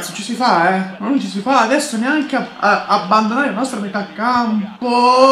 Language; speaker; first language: Italian; native; Italian